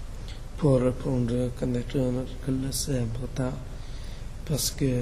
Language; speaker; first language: French; non-native, learner; English